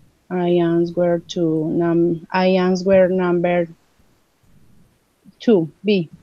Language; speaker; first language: English; non-native, learner; Spanish